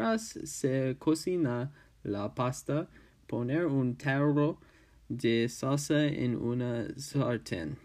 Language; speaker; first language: Spanish; non-native, learner; English